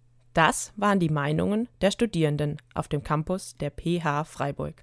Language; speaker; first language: German; native; German